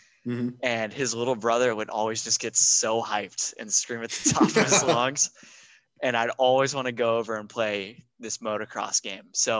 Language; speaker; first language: English; native; English